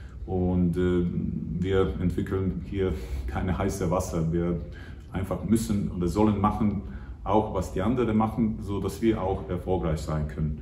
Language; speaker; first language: German; non-native, fluent; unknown